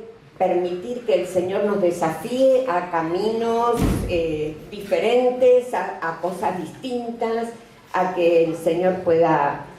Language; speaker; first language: Spanish; native; Spanish